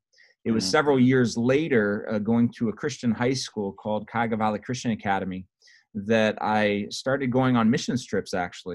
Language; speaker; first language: English; native; English